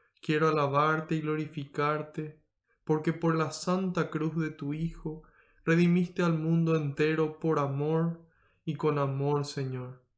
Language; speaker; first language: Spanish; native; Spanish